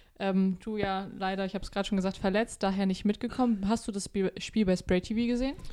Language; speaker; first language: German; native; German